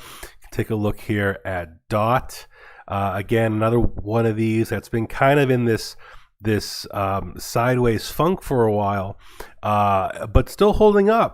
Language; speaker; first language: English; native; English